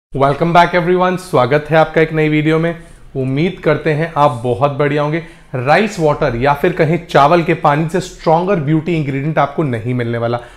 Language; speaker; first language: Hindi; native; Hindi